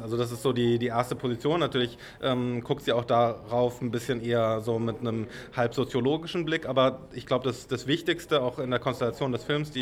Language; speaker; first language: German; native; German